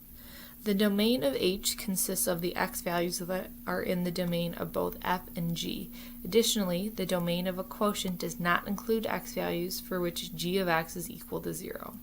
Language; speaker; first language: English; native; English